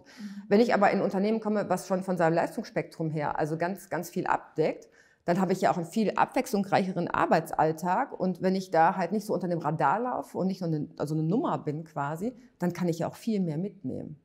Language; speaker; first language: German; native; German